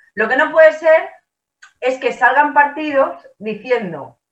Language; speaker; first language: Spanish; native; Spanish